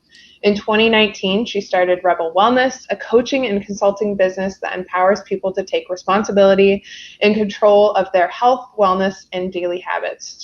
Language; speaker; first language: English; native; English